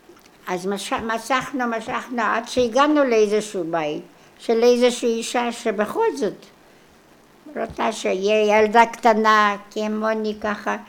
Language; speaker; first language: Hebrew; non-native, local second language; Polish